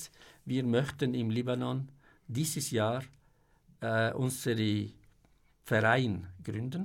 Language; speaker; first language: German; non-native, fluent; Arabic